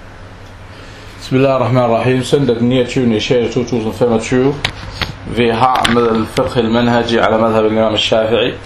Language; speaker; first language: Danish; non-native, fluent; Arabic